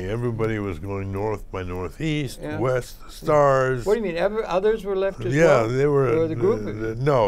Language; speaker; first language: English; native; English